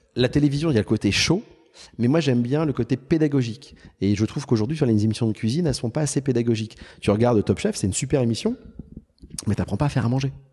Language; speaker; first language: French; native; French